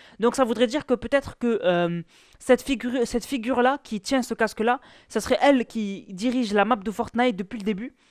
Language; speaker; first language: French; native; French